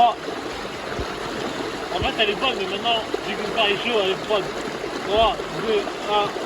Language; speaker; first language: French; native; French